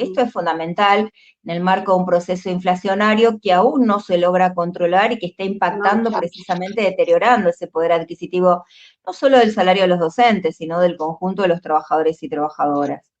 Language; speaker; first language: Spanish; native; Spanish